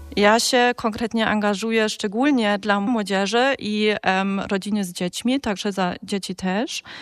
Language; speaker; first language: Polish; early bilingual, heritage; Polish